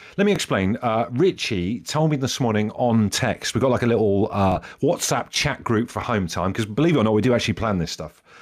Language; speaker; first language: English; native; English